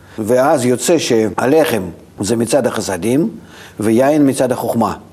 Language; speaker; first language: Hebrew; non-native, fluent; Russian